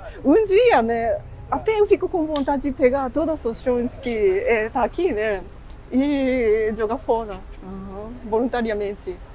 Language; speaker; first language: Portuguese; non-native, fluent; Japanese